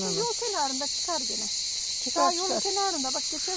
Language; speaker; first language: Turkish; native; Turkish